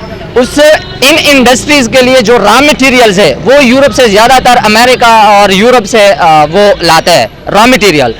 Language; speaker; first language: Hindi; non-native, local second language; Pashto